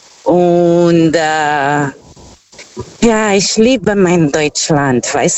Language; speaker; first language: German; non-native, fluent; Portuguese